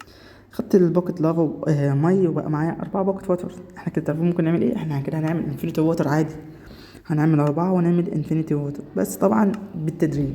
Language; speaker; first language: Arabic; native; Arabic